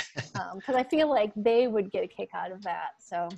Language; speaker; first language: English; native; English